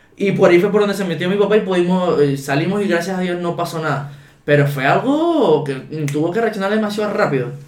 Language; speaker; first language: Spanish; native; Spanish